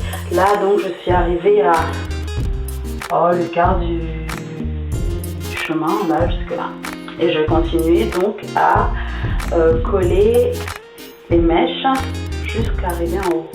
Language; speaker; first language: French; native; French